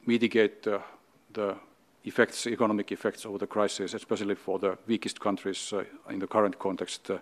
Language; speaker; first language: English; non-native, fluent; Finnish